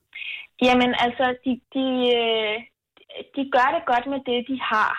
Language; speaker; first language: Danish; native; Danish